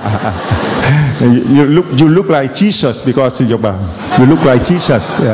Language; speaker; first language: English; non-native, learner; Vietnamese